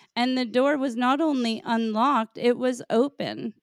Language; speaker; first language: English; native; English